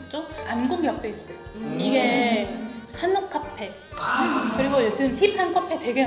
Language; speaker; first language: Korean; non-native, learner; Vietnamese